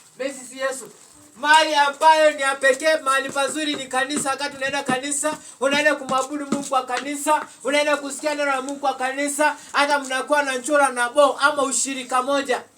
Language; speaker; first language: Swahili; non-native, local second language; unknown